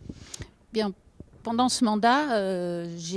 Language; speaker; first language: French; native; French